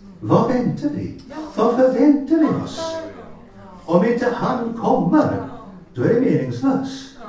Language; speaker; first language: Swedish; non-native, fluent; English